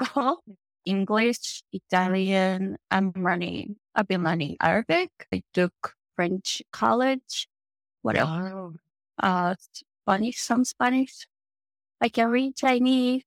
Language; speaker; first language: English; non-native, fluent; Japanese